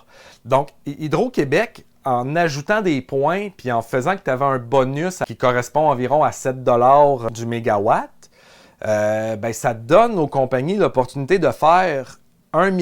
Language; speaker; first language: French; native; French